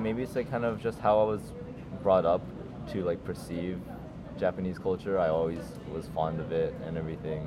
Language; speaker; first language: English; native; English